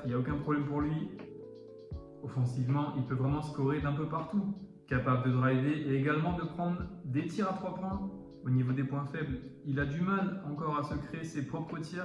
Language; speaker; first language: French; native; French